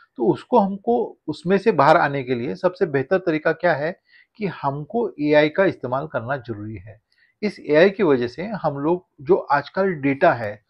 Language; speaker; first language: Hindi; non-native, local second language; Marathi